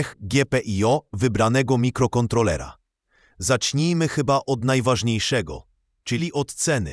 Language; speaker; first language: Polish; native; Polish